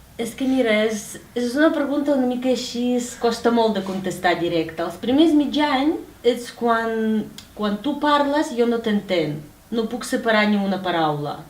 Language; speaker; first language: Catalan; early bilingual, other home language; Russian